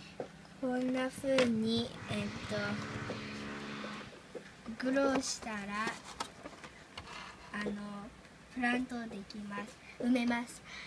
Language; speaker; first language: Japanese; non-native, learner; English